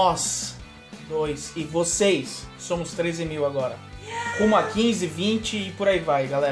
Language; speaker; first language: Portuguese; native; Portuguese